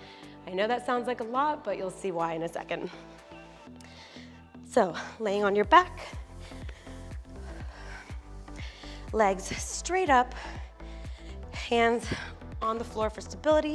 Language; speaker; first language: English; native; English